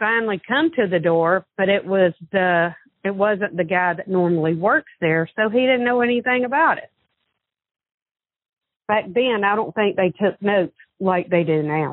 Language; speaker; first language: English; native; English